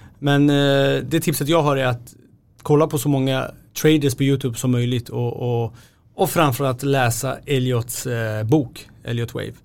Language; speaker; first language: Swedish; native; Swedish